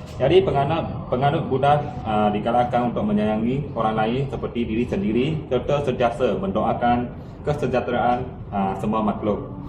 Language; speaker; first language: Malay; non-native, local second language; Chinese